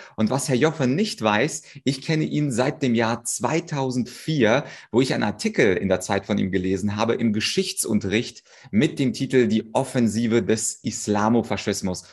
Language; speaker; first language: German; early bilingual, other home language; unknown